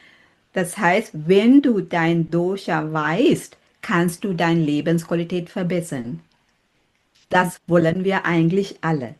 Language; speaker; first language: German; non-native, fluent; Sinhala